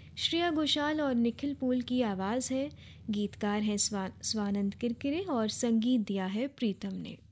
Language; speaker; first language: Hindi; native; Hindi